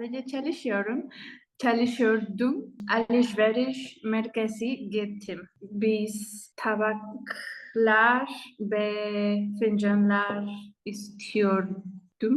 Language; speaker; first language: Turkish; non-native, learner; Spanish